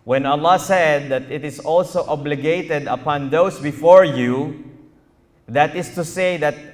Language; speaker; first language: English; non-native, local second language; Filipino